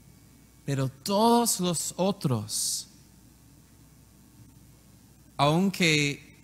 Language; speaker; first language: Spanish; non-native, learner; English